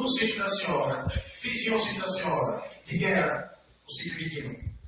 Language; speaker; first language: Portuguese; native; Portuguese